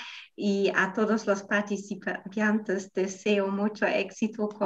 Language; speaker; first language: Spanish; non-native, fluent; German